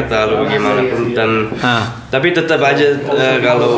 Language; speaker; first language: Indonesian; early bilingual, heritage; Indonesian